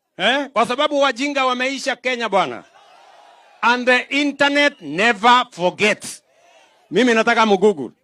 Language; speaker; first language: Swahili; non-native, local second language; Kalenjin